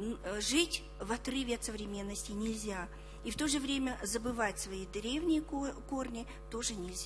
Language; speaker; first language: Russian; native; Russian